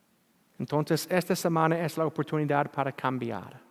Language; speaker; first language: Spanish; non-native, learner; English